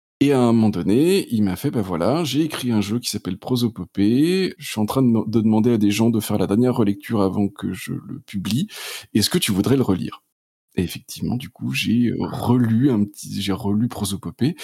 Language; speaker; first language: French; native; French